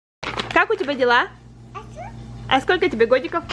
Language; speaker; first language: Russian; native; Russian